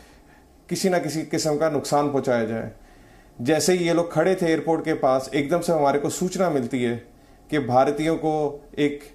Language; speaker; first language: Hindi; native; Hindi